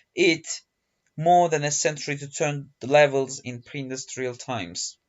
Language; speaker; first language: English; non-native, fluent; Turkish